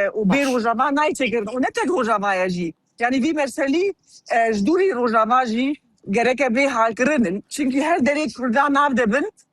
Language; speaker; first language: Kurdish; early bilingual, heritage; Kurdish